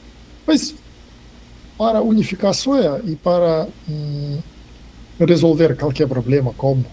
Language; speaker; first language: Portuguese; non-native, fluent; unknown